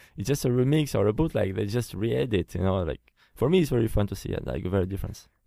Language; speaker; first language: English; non-native, fluent; Portuguese